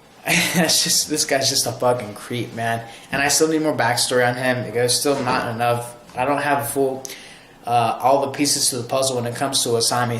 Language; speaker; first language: English; native; English